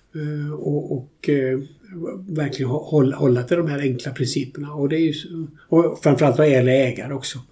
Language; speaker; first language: Swedish; native; Swedish